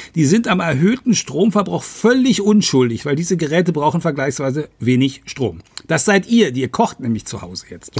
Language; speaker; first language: German; native; German